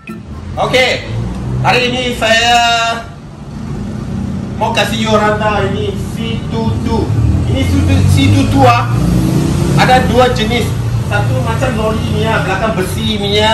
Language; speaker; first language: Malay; non-native, local second language; Chinese